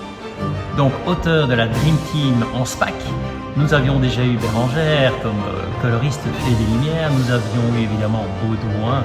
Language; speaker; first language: French; native; French